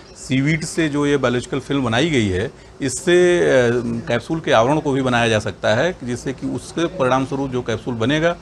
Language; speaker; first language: Hindi; native; Hindi